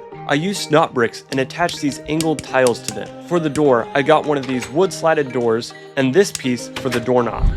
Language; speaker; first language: English; native; English